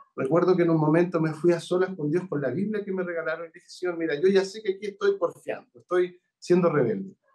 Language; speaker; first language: Spanish; native; Spanish